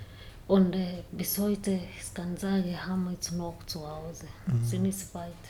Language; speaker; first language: German; non-native, learner; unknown